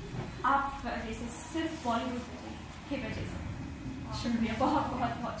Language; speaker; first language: Hindi; non-native, learner; German